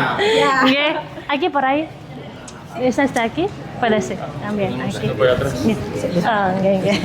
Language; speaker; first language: Spanish; non-native, learner; Indonesian